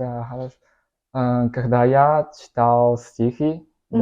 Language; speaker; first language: Russian; non-native, learner; Chinese